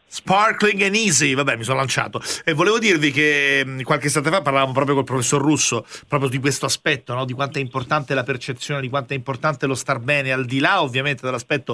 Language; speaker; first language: Italian; native; Italian